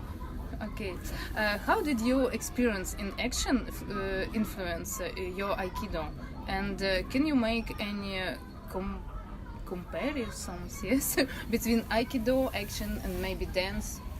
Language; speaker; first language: English; non-native, learner; Russian